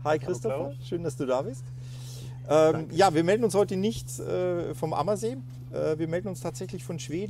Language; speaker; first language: German; native; German